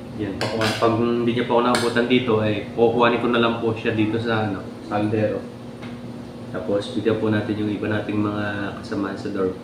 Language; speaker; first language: Filipino; non-native, local second language; Pampanga